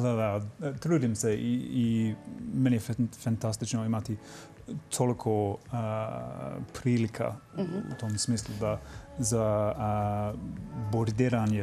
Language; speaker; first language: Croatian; non-native, fluent; English